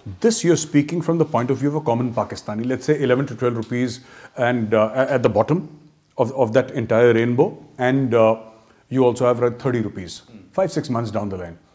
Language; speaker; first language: English; non-native, local second language; Hindi